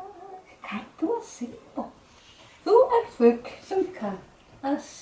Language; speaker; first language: Icelandic; non-native, fluent; Danish